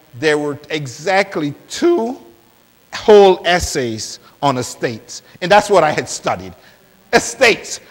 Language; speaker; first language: English; non-native, fluent; Spanish